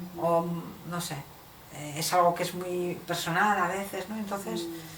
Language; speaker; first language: Spanish; non-native, local second language; Basque